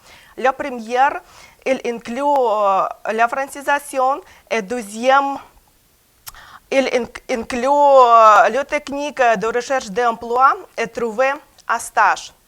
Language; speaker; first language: French; non-native, learner; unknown